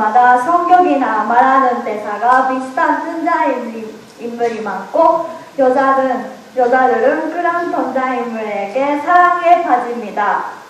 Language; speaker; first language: Korean; non-native, learner; Japanese